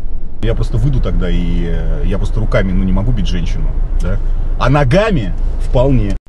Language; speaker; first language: Russian; native; Russian